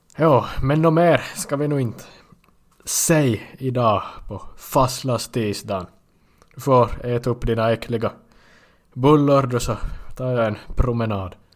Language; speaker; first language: Swedish; native; Swedish